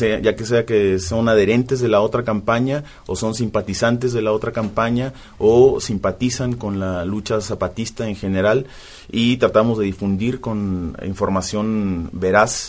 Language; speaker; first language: Spanish; native; Spanish